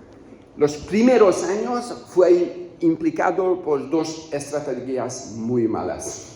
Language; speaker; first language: Spanish; non-native, learner; Hungarian